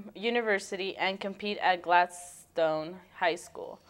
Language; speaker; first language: English; early bilingual, other home language; Spanish